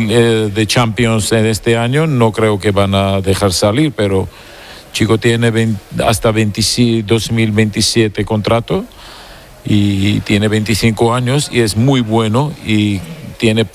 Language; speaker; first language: Spanish; non-native, fluent; Georgian